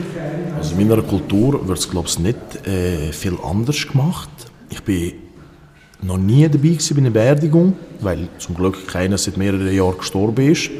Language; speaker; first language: German; early bilingual, other home language; Albanian